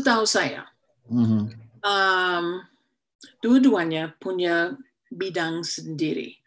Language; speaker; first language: Indonesian; non-native, fluent; English